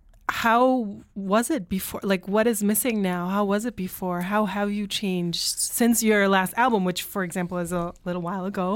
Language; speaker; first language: English; non-native, fluent; German